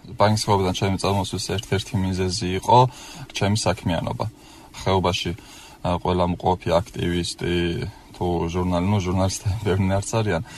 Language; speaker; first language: Georgian; non-native, local second language; Chechen